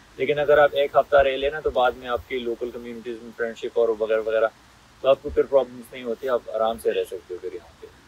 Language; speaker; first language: Hindi; non-native, local second language; Pashto